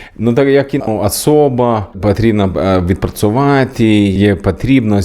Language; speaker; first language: Ukrainian; non-native, learner; Swedish